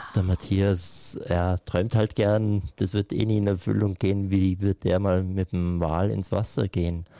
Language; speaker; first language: German; native; German